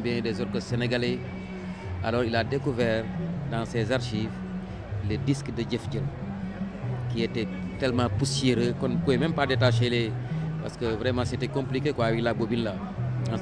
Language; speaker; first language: French; non-native, local second language; Wolof